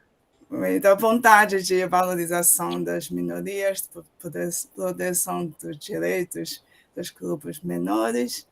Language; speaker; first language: Portuguese; non-native, fluent; Chinese